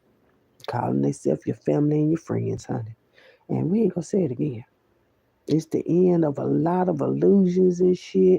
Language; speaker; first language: English; native; English